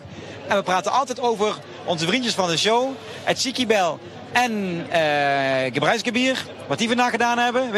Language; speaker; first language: Dutch; native; Dutch